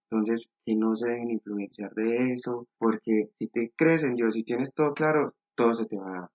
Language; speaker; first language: Spanish; native; Spanish